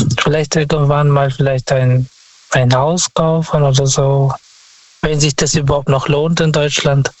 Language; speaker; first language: German; non-native, fluent; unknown